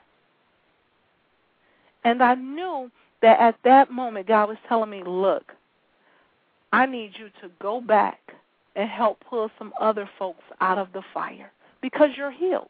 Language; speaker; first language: English; native; English